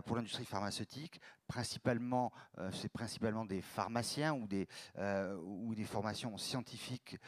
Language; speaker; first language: French; native; French